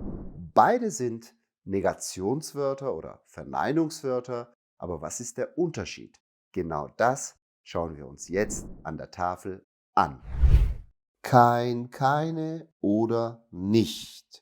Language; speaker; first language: German; non-native, fluent; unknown